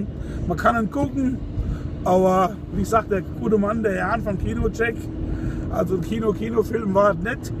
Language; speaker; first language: German; native; German